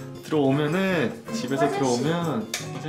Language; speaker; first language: Korean; native; Korean